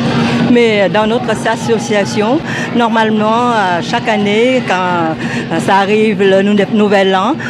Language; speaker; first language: French; non-native, fluent; Vietnamese